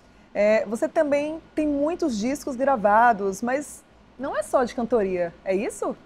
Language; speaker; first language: Portuguese; native; Portuguese